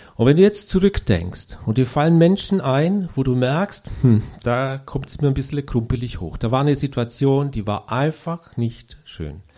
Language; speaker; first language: German; native; German